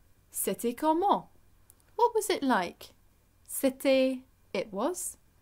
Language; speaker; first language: English; native; English